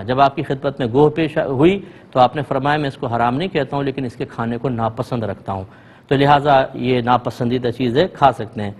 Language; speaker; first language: Urdu; native; Urdu